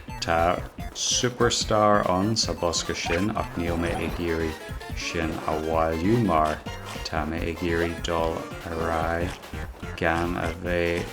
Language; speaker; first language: Irish; non-native, local second language; English